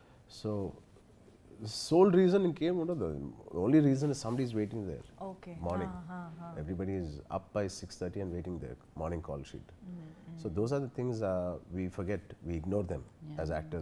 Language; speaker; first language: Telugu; native; Telugu